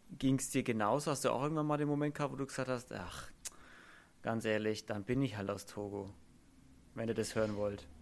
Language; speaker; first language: German; native; German